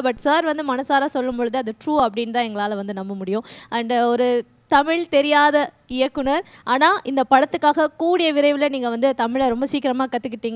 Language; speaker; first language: Tamil; native; Tamil